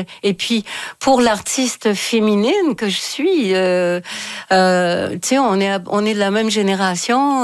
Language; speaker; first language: French; native; French